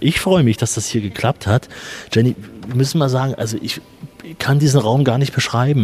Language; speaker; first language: German; native; German